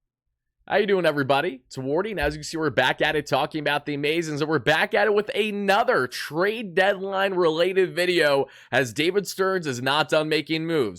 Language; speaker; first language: English; native; English